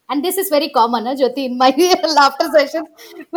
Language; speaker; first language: English; non-native, local second language; Gujarati